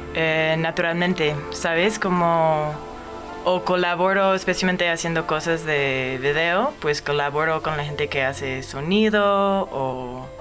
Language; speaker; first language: Spanish; non-native, fluent; English